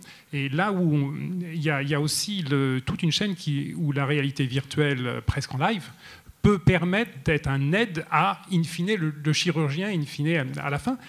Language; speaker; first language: French; native; French